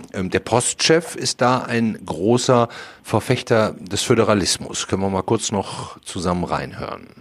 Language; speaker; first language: German; native; German